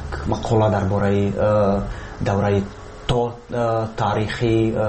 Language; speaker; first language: Persian; non-native, learner; Czech